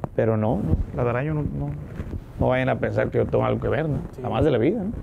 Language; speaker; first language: Spanish; native; Spanish